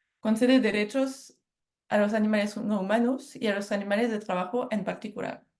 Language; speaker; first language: Spanish; non-native, fluent; French